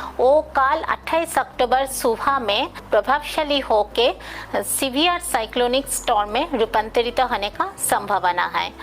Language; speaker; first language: Hindi; non-native, local second language; Bangla